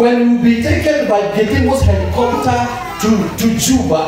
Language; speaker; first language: English; non-native, local second language; Swahili